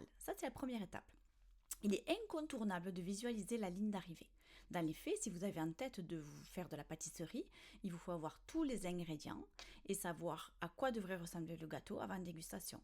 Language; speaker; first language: French; native; French